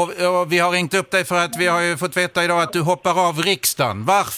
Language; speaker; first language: Swedish; native; Swedish